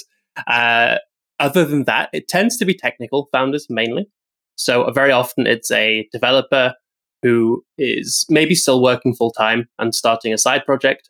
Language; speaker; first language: English; native; English